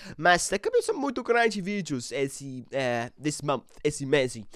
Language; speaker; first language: Portuguese; non-native, learner; English